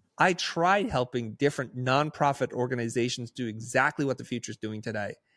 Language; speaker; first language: English; early bilingual, other home language; Vietnamese